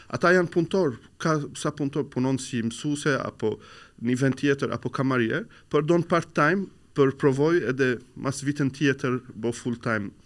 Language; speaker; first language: Albanian; non-native, learner; Arabic